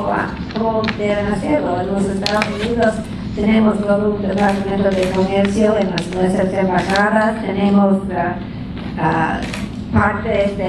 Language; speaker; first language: Spanish; non-native, fluent; English